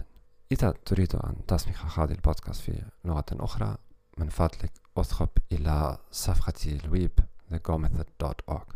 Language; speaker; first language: Arabic; non-native, learner; German